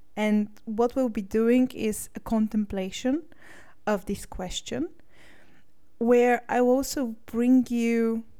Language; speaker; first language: English; non-native, fluent; Bulgarian